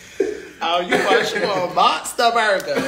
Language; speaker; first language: English; native; English